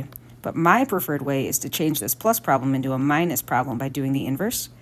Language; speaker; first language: English; native; English